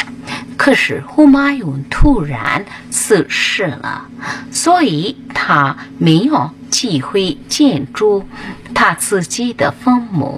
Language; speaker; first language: Chinese; non-native, fluent; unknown